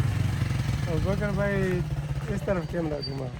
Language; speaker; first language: Hindi; non-native, local second language; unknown